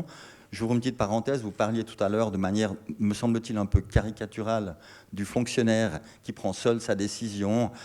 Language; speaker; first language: French; native; French